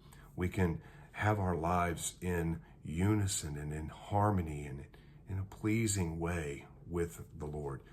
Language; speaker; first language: English; native; English